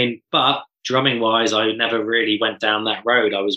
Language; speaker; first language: English; native; English